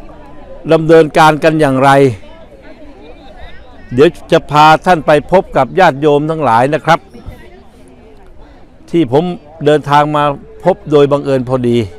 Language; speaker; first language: Thai; native; Thai